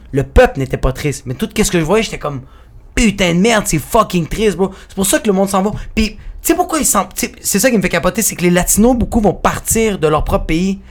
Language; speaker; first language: French; early bilingual, other home language; Spanish